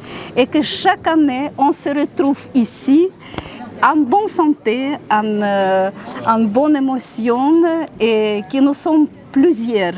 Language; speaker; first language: French; non-native, fluent; Russian